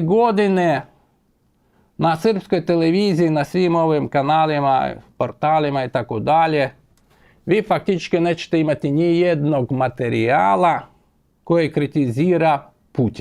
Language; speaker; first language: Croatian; non-native, fluent; Ukrainian